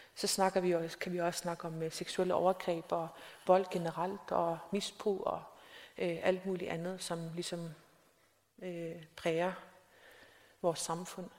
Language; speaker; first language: Danish; non-native, local second language; Kalaallisut